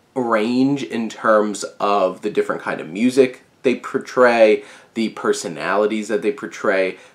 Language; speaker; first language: English; native; English